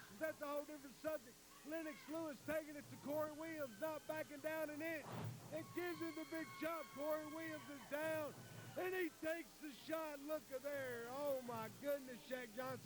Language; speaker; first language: English; native; English